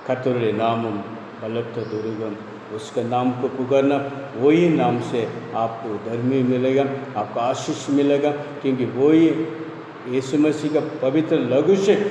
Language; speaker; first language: Hindi; non-native, local second language; Tamil